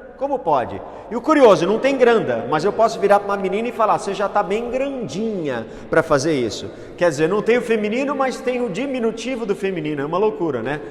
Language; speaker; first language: Portuguese; non-native, fluent; English